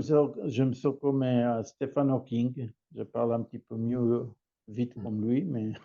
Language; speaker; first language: French; non-native, learner; Hebrew